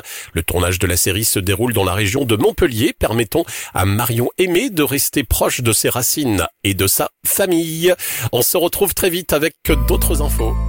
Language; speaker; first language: French; native; French